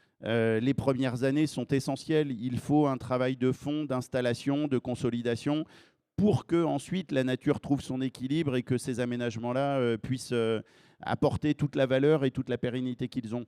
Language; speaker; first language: French; native; French